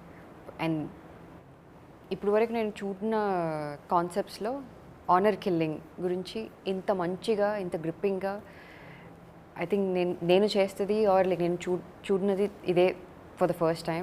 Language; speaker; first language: Telugu; non-native, fluent; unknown